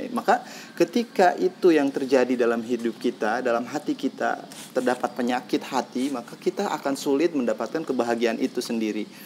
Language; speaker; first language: Indonesian; native; Indonesian